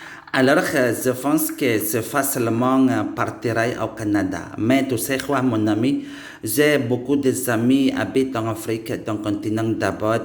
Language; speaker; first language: French; non-native, learner; Indonesian